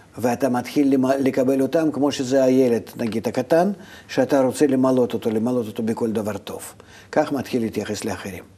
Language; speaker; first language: Hebrew; non-native, fluent; Russian